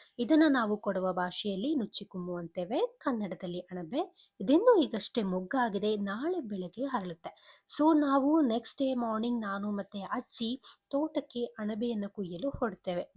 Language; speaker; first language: Kannada; non-native, local second language; Kodava